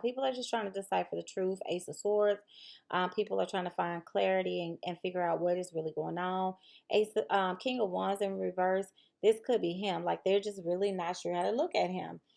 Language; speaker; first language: English; native; English